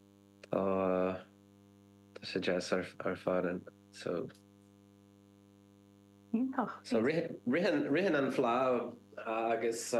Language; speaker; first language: Irish; non-native, learner; English